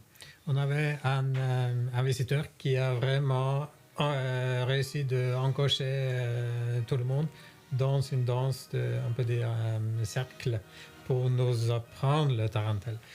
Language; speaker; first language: French; non-native, fluent; Norwegian